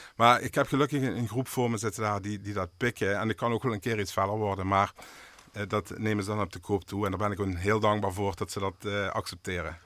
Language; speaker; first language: Dutch; native; Dutch